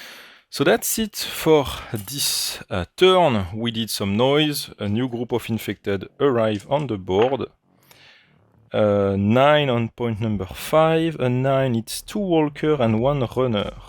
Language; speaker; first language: English; non-native, fluent; French